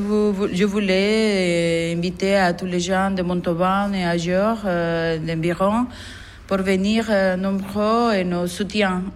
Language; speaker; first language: French; non-native, fluent; Spanish